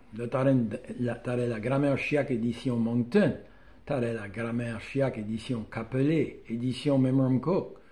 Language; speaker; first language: French; native; French